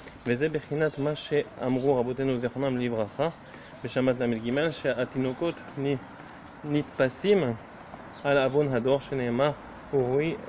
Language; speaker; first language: Hebrew; non-native, fluent; English